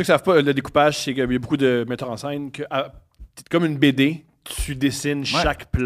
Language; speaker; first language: French; native; French